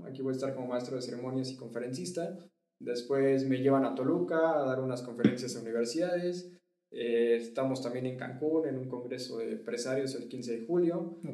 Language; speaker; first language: Spanish; native; Spanish